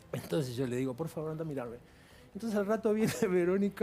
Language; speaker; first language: Spanish; native; Spanish